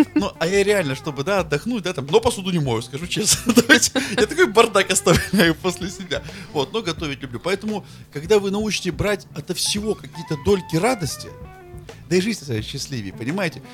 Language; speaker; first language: Russian; native; Russian